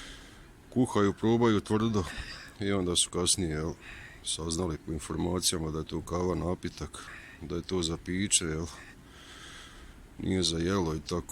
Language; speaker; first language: Bosnian; native; Bosnian